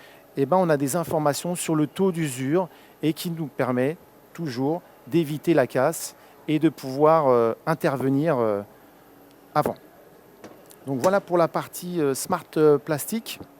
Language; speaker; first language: French; native; French